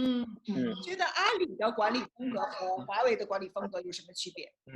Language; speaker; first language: Chinese; native; Chinese